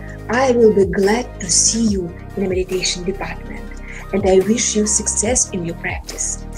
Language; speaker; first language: English; non-native, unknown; Russian